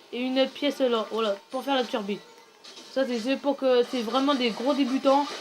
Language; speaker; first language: French; native; French